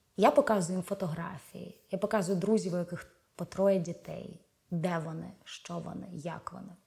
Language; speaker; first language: Ukrainian; native; Ukrainian